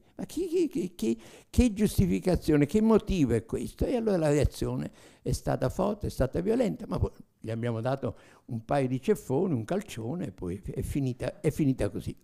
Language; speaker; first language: Italian; native; Italian